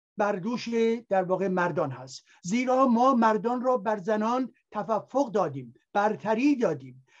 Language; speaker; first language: Persian; native; Persian